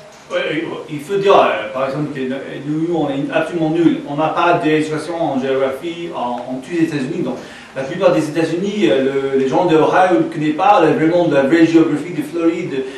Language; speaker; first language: French; non-native, learner; English